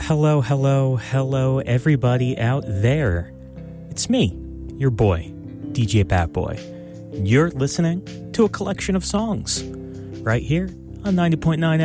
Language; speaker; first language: English; native; English